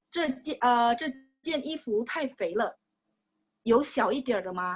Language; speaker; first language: Chinese; non-native, fluent; Indonesian